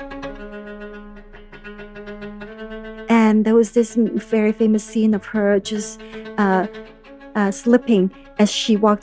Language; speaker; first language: English; non-native, local second language; Cantonese